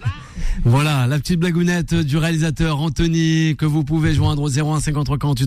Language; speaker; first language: French; native; French